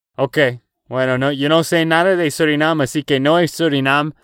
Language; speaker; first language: Spanish; non-native, learner; English